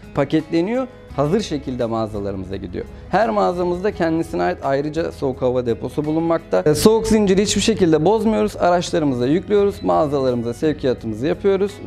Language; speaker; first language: Turkish; native; Turkish